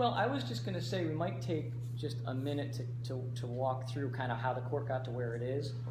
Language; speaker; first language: English; native; English